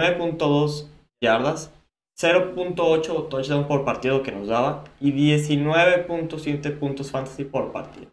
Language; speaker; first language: Spanish; native; Spanish